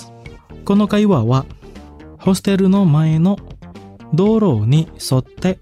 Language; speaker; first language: Japanese; non-native, fluent; Indonesian